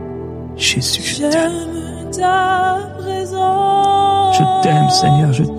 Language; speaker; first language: French; native; French